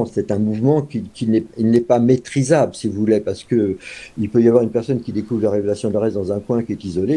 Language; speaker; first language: French; native; French